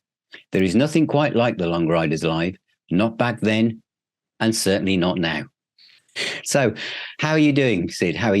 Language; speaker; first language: English; native; English